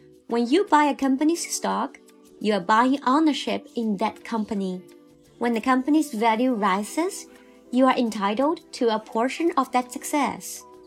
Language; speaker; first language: English; non-native, fluent; Chinese